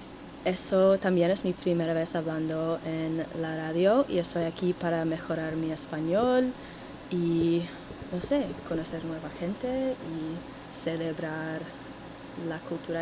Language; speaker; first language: Spanish; non-native, learner; English